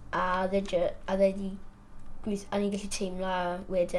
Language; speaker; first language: Welsh; native; Welsh